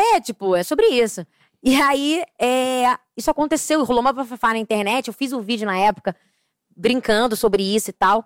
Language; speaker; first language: Portuguese; native; Portuguese